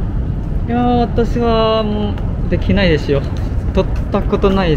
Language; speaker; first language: Japanese; non-native, fluent; Indonesian